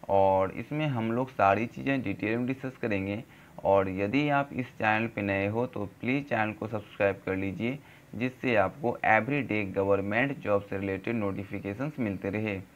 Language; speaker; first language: Hindi; native; Hindi